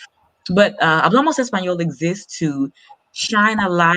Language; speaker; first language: Spanish; non-native, learner; English